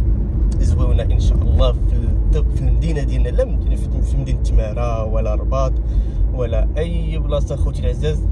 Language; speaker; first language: Arabic; native; Arabic